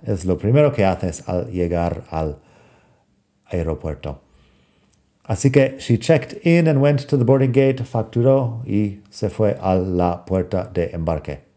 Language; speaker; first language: Spanish; non-native, fluent; English